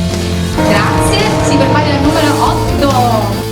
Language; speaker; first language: Italian; native; Italian